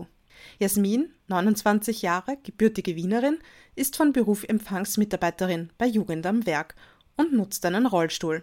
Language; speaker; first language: German; native; German